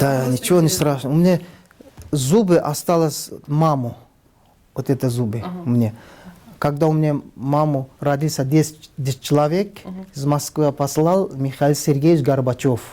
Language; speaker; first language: Russian; non-native, learner; Tajik